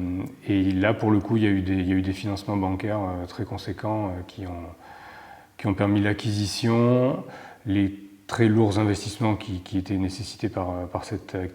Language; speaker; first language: French; native; French